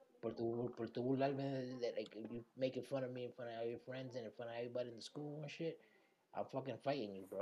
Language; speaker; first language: English; early bilingual, other home language; Spanish